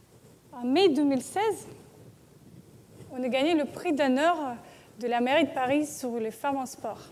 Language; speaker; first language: French; non-native, learner; Russian